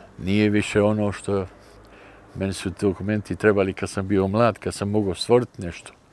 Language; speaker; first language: Bosnian; early bilingual, heritage; Bosnian